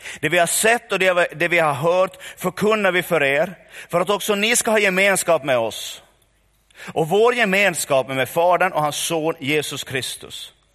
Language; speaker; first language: Swedish; native; Swedish